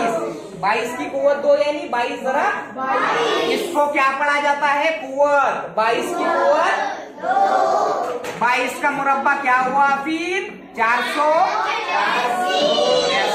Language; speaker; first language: Hindi; native; Hindi